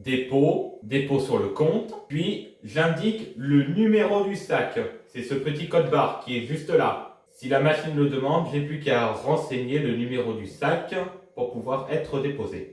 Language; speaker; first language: French; native; French